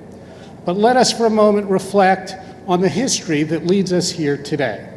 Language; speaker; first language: English; native; English